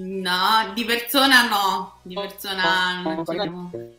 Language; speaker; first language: Italian; native; Italian